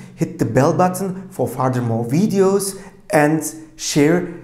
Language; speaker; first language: English; non-native, fluent; Turkish